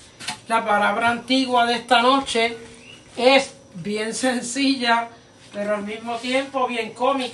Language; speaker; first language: Spanish; native; Spanish